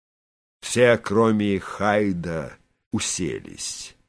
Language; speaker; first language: Russian; native; Russian